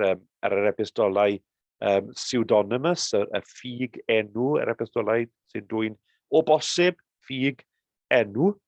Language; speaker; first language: Welsh; native; Welsh